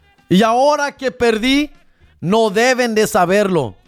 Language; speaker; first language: Spanish; early bilingual, heritage; Spanish